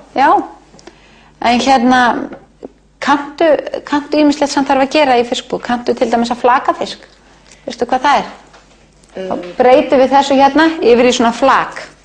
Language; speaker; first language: Icelandic; native; Icelandic